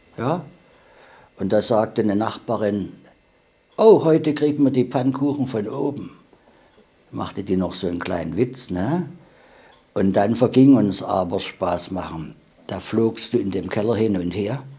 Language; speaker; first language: German; native; German